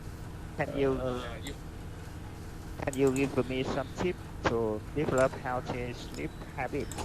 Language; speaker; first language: English; non-native, learner; Vietnamese